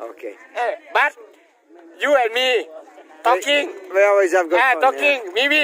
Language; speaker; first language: English; non-native, learner; Thai